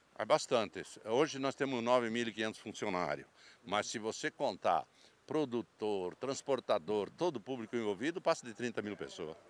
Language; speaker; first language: Portuguese; native; Portuguese